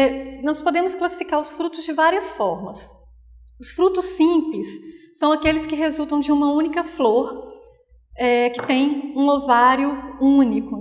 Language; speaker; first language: Portuguese; native; Portuguese